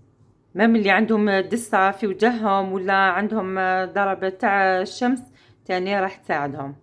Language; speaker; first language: Arabic; native; Arabic